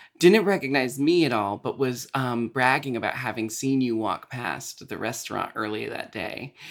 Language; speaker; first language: English; native; English